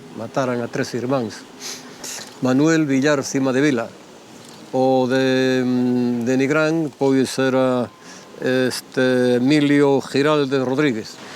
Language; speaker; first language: Galician; native; Galician